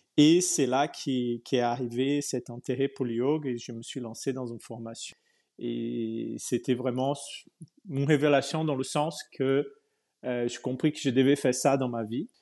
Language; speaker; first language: French; non-native, fluent; Portuguese